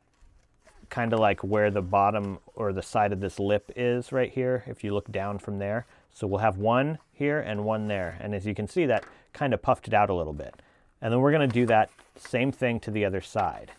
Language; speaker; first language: English; native; English